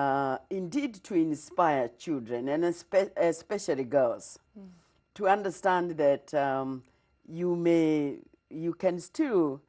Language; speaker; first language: English; non-native, local second language; Kikuyu